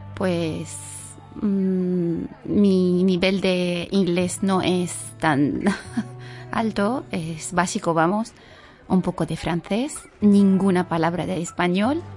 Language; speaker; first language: Spanish; non-native, fluent; Arabic